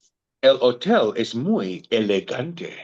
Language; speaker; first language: Spanish; non-native, learner; English